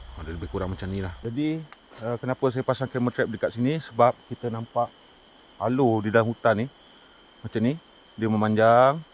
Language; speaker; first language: Malay; non-native, local second language; Iban